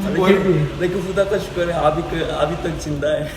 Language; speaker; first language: Hindi; non-native, learner; Korean